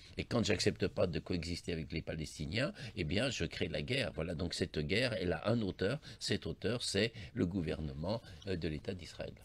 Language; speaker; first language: French; native; French